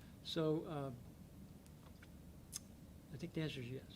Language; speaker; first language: English; native; English